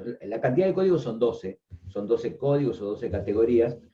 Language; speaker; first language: Spanish; native; Spanish